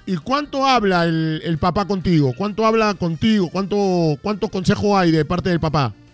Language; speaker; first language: Spanish; native; Spanish